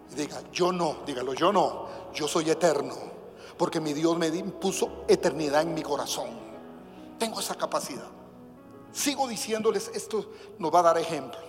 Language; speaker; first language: Spanish; native; Spanish